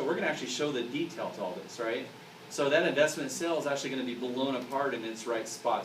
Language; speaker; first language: English; native; English